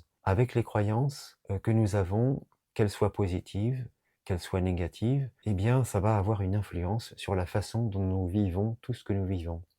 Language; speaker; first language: French; native; French